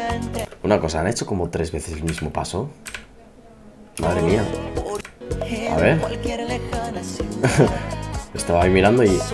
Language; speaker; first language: Spanish; native; Spanish